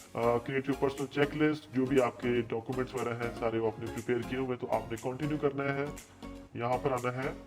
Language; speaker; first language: Urdu; non-native, local second language; Punjabi